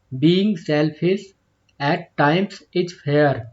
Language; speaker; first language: English; non-native, local second language; Hindi